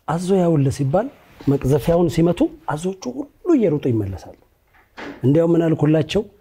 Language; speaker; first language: Amharic; native; Amharic